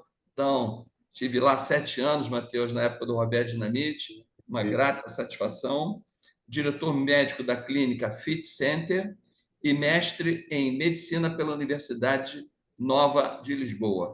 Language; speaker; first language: Portuguese; native; Portuguese